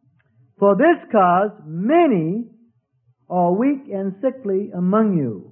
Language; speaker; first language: English; native; English